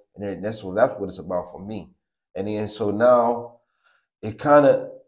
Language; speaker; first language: English; native; English